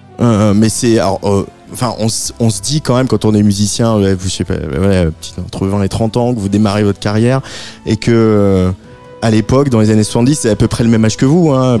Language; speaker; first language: French; native; French